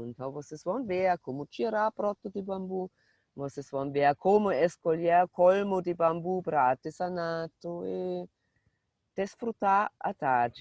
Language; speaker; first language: Portuguese; non-native, fluent; German